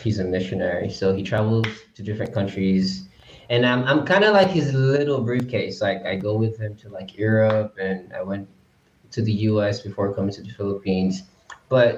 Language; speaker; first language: English; non-native, local second language; Yoruba